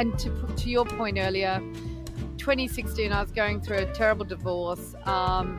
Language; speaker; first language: English; native; English